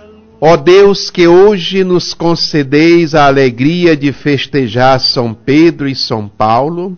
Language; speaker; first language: Portuguese; native; Portuguese